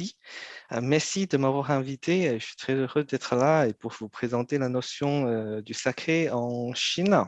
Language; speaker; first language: French; non-native, fluent; Chinese